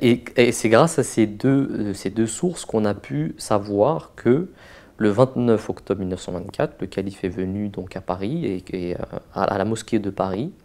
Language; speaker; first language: French; native; French